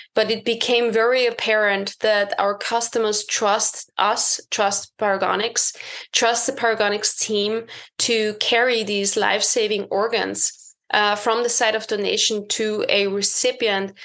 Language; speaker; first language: English; non-native, fluent; German